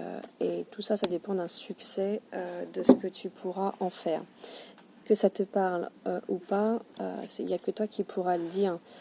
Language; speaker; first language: French; native; French